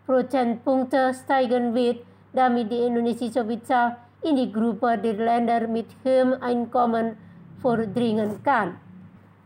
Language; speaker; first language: German; non-native, fluent; Indonesian